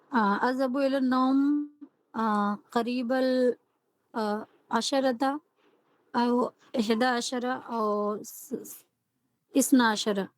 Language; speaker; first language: Arabic; non-native, learner; Urdu